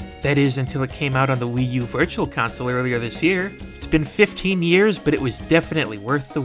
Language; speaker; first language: English; native; English